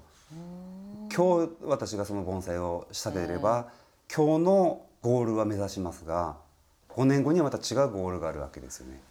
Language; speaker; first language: Japanese; native; Japanese